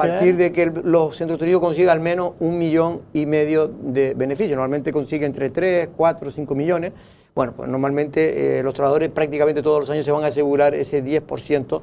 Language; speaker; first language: Spanish; native; Spanish